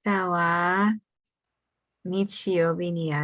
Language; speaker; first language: Japanese; non-native, learner; English